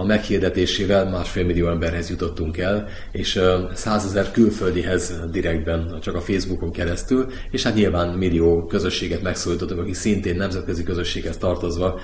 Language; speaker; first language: Hungarian; native; Hungarian